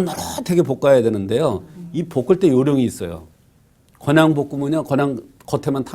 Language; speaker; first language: Korean; native; Korean